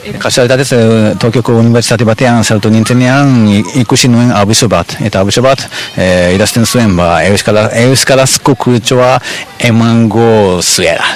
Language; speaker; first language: Basque; non-native, fluent; Japanese